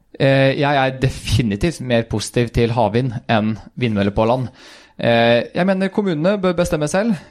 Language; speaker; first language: Norwegian; early bilingual, other home language; Swedish